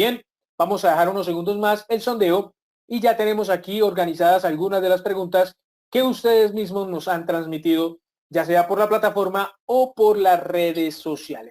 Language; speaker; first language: Spanish; native; Spanish